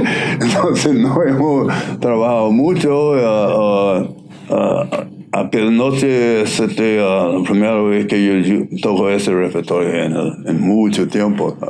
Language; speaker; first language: Spanish; non-native, learner; English